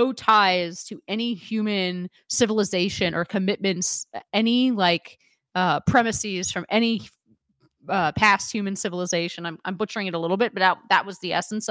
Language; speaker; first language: English; native; English